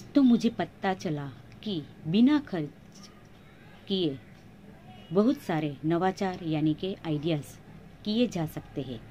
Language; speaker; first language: Hindi; non-native, local second language; Gujarati